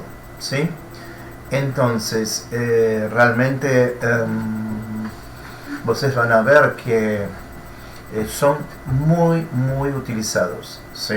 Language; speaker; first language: Spanish; non-native, fluent; Portuguese